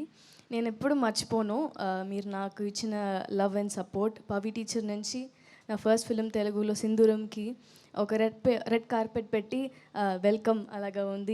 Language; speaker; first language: Telugu; non-native, learner; Tamil